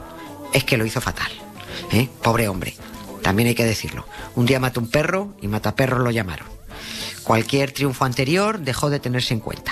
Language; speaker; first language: Spanish; native; Spanish